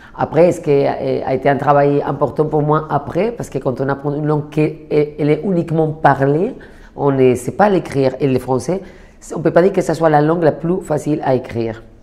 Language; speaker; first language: French; non-native, fluent; Spanish